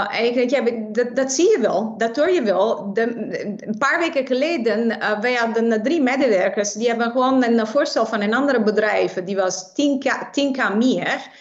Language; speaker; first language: Dutch; non-native, fluent; Italian